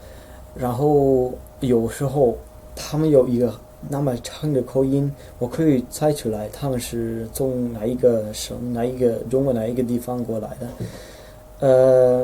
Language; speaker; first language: Chinese; non-native, fluent; Dutch